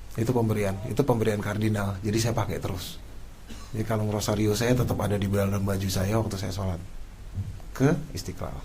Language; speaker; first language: Indonesian; native; Indonesian